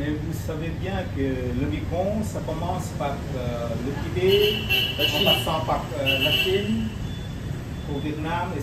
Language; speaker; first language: French; non-native, fluent; Vietnamese